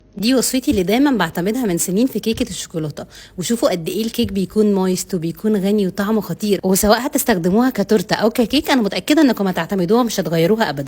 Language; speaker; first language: Arabic; native; Arabic